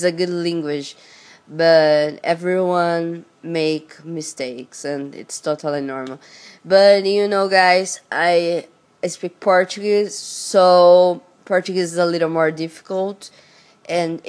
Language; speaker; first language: English; non-native, learner; Portuguese